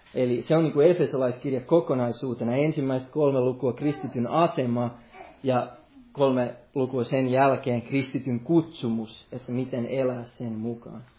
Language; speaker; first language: Finnish; non-native, local second language; Swedish